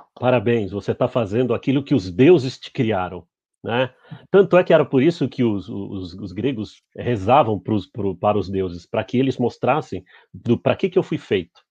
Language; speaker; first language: Portuguese; early bilingual, other home language; Spanish